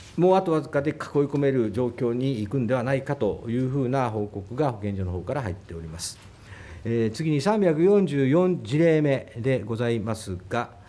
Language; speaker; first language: Japanese; native; Japanese